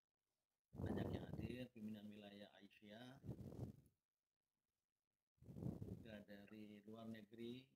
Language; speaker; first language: Indonesian; native; Indonesian